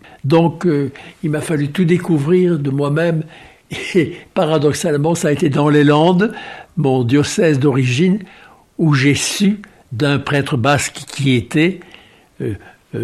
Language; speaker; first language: French; native; French